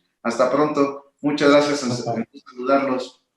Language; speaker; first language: Spanish; native; Spanish